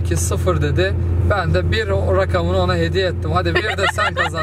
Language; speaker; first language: Turkish; native; Turkish